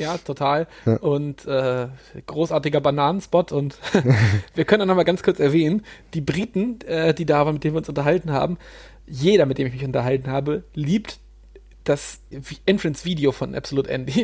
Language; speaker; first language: German; native; German